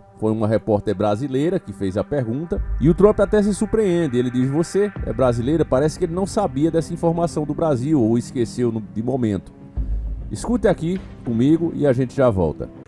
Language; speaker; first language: Portuguese; native; Portuguese